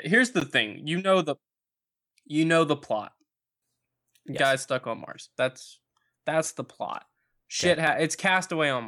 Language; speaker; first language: English; native; English